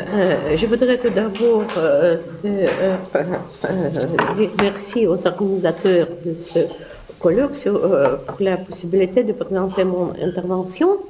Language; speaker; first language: French; non-native, fluent; Russian